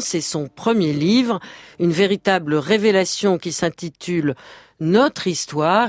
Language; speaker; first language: French; native; French